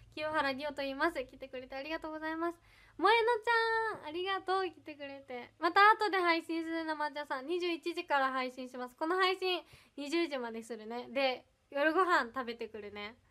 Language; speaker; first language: Japanese; native; Japanese